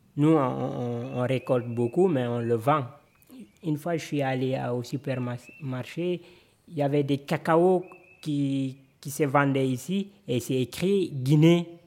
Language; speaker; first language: French; non-native, local second language; Fula